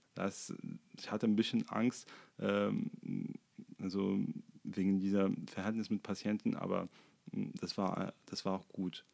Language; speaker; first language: German; non-native, fluent; Arabic